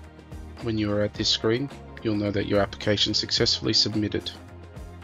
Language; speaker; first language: English; native; English